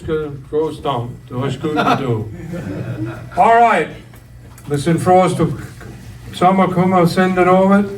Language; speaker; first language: German; early bilingual, heritage; English